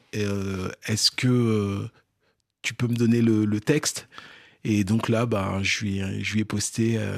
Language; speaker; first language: French; early bilingual, other home language; Fon